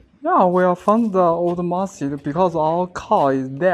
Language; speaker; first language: English; non-native, fluent; Chinese